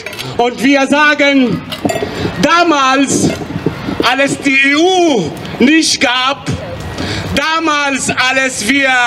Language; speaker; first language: German; non-native, fluent; Arabic